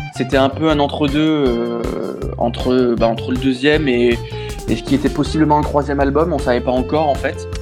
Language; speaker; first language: French; native; French